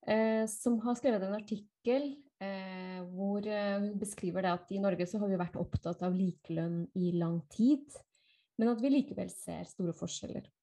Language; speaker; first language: Norwegian; non-native, fluent; Spanish